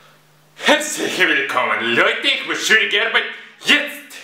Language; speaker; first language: German; non-native, learner; Russian